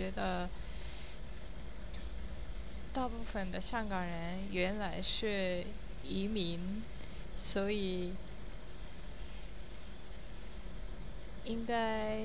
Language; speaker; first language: Chinese; non-native, learner; Japanese